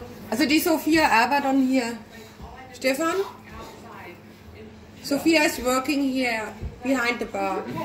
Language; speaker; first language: English; non-native, learner; German